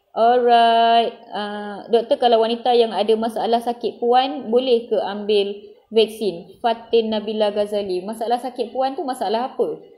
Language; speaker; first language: Malay; non-native, local second language; Tamil